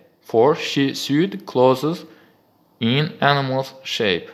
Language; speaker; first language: English; non-native, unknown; Azerbaijani